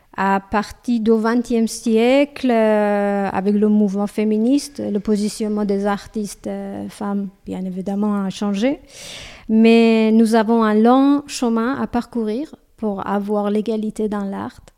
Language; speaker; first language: French; non-native, learner; Persian